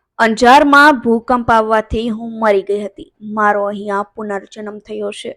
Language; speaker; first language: Gujarati; native; Gujarati